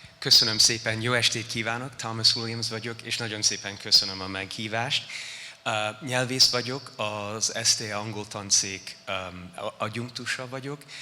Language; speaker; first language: Hungarian; non-native, fluent; English